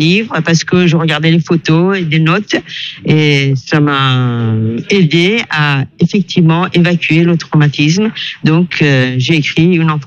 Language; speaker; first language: French; non-native, fluent; Persian